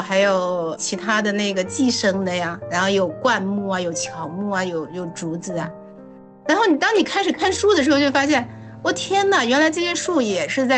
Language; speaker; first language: Chinese; native; Chinese